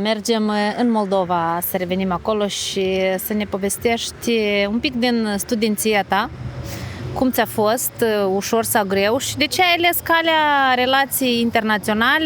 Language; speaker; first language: Romanian; native; Romanian